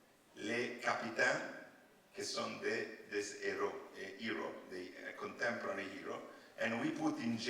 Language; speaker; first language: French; non-native, learner; Italian